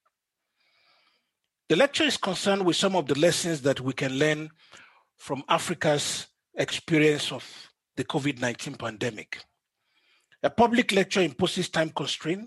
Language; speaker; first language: English; non-native, local second language; Yoruba